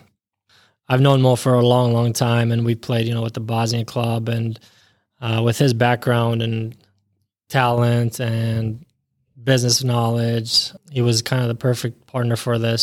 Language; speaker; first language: English; early bilingual, other home language; Bosnian